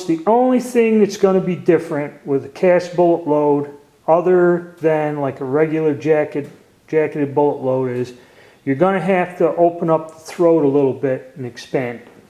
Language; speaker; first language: English; native; English